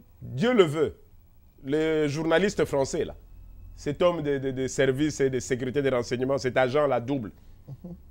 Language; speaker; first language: French; non-native, local second language; Kongo